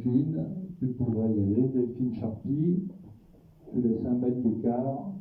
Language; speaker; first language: French; native; French